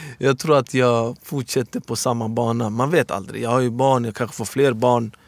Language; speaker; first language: Swedish; early bilingual, other home language; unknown